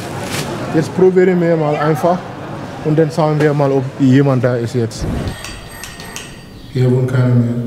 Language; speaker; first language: German; non-native, learner; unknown